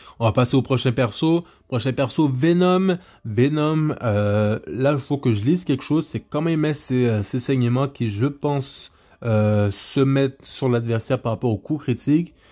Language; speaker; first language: French; native; French